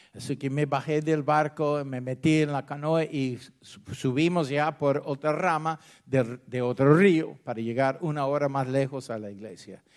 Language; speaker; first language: Spanish; non-native, fluent; English